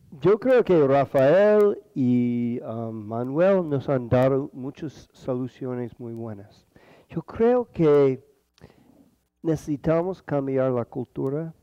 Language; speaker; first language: Spanish; non-native, fluent; English